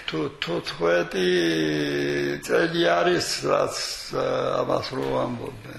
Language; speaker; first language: Georgian; non-native, local second language; Mingrelian